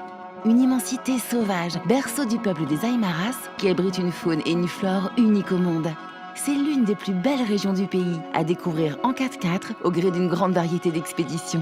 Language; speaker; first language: French; native; French